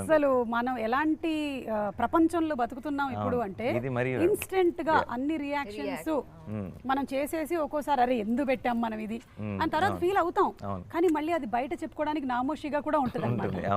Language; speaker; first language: Telugu; native; Telugu